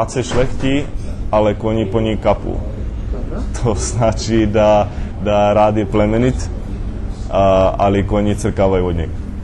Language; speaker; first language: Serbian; non-native, fluent; Czech